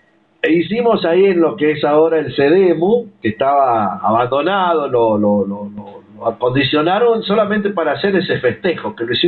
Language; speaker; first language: Spanish; native; Spanish